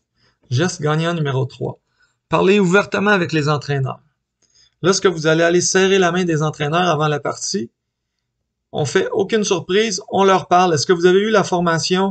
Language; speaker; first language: French; native; French